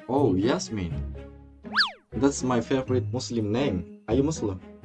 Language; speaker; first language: English; non-native, fluent; Indonesian